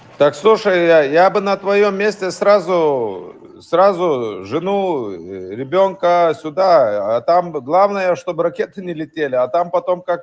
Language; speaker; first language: Russian; non-native, fluent; Lithuanian